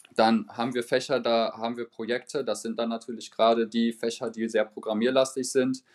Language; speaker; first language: German; native; German